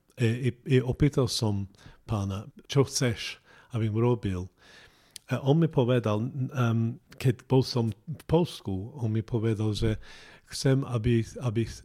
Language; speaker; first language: Slovak; non-native, learner; English